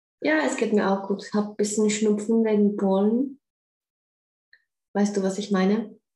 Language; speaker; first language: German; non-native, fluent; Czech